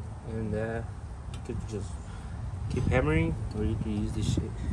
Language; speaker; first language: English; early bilingual, other home language; Spanish